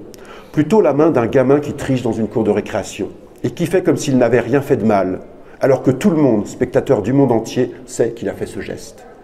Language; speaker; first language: French; native; French